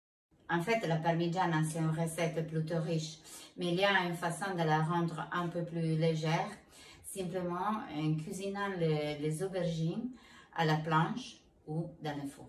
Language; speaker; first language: French; non-native, fluent; Italian